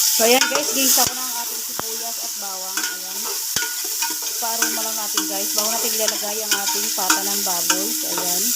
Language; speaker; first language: Filipino; non-native, local second language; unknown